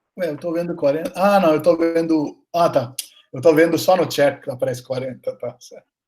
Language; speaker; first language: Portuguese; non-native, fluent; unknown